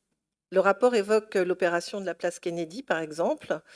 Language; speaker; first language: French; native; French